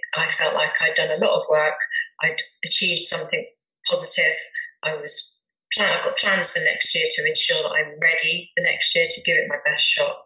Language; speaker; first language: English; native; English